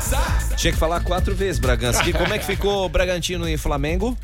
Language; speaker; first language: Portuguese; native; Portuguese